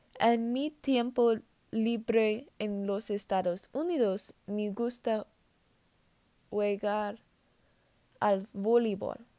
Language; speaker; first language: Spanish; non-native, learner; English